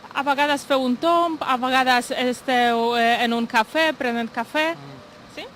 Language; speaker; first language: Catalan; native; Catalan